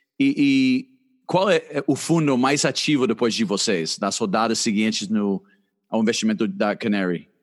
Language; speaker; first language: Portuguese; native; Portuguese